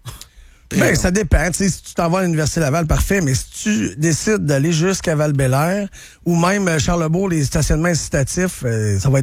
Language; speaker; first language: French; native; French